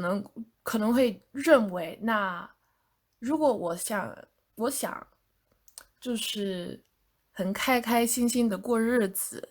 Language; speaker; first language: Chinese; non-native, fluent; English